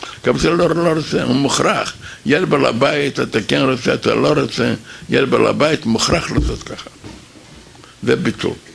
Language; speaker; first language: Hebrew; non-native, fluent; Yiddish